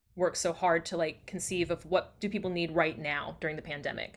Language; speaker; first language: English; native; English